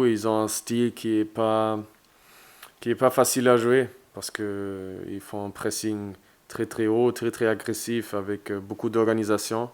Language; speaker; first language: French; non-native, fluent; German